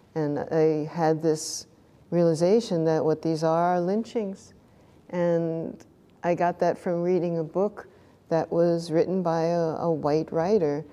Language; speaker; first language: English; native; English